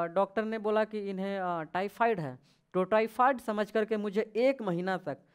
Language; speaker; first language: Hindi; native; Hindi